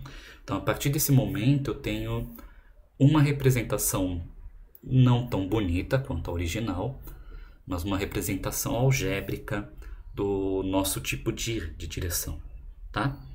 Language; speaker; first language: Portuguese; native; Portuguese